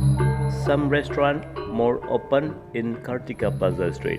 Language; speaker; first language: English; non-native, learner; Indonesian